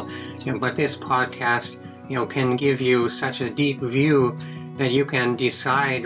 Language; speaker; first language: English; native; English